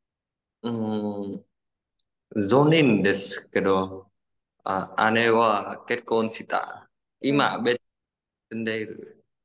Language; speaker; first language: Japanese; non-native, learner; Vietnamese